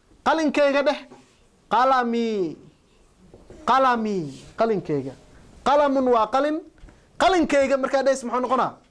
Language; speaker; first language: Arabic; non-native, local second language; Somali